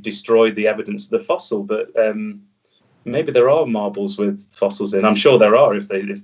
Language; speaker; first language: English; native; English